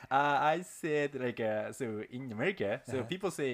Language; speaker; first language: English; non-native, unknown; Japanese